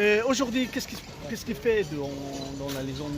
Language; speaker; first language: French; non-native, learner; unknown